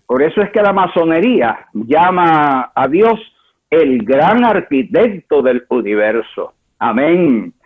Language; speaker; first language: Spanish; native; Spanish